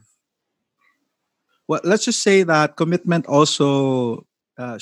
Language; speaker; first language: English; non-native, local second language; Cebuano